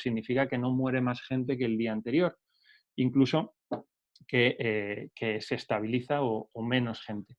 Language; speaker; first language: Spanish; native; Spanish